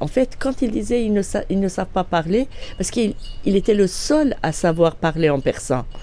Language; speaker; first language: French; non-native, fluent; Persian